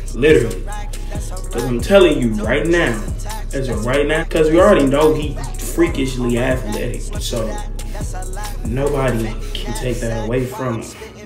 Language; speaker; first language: English; native; English